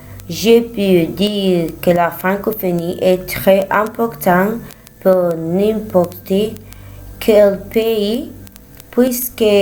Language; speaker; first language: French; non-native, learner; Spanish